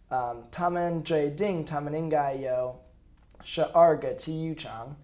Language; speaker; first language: Chinese; non-native, learner; English